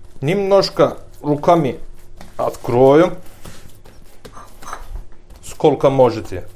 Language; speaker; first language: Russian; non-native, learner; Turkish